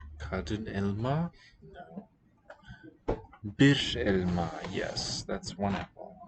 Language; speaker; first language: Turkish; non-native, learner; English